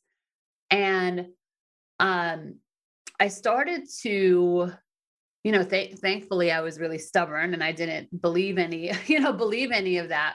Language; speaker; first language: English; native; English